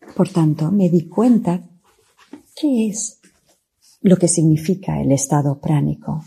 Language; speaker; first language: Spanish; non-native, fluent; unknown